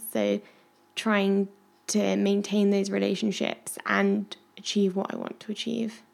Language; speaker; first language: English; native; English